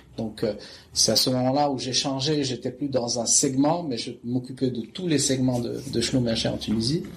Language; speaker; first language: French; non-native, local second language; Arabic